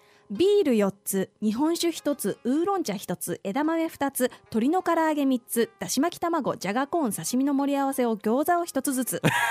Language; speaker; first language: Japanese; native; Japanese